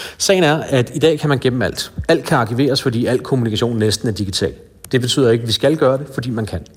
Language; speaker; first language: Danish; native; Danish